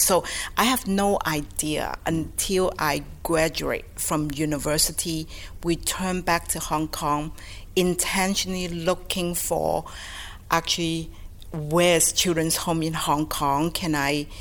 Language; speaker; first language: English; non-native, local second language; Cantonese